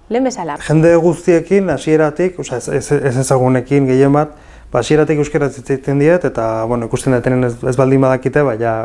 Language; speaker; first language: Basque; early bilingual, other home language; Arabic